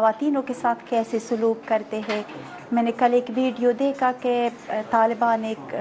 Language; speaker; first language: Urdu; non-native, fluent; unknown